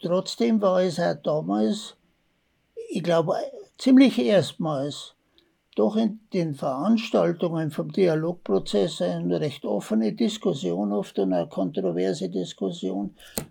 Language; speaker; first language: German; native; German